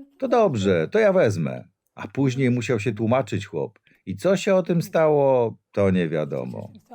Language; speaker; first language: Polish; early bilingual, other home language; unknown